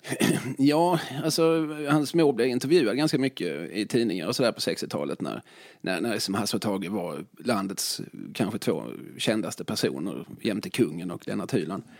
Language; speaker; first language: Swedish; native; Swedish